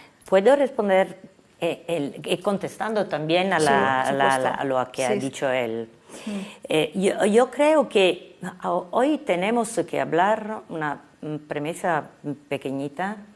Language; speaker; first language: Spanish; non-native, fluent; Italian